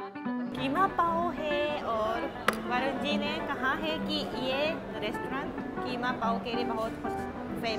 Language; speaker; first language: Hindi; non-native, fluent; Japanese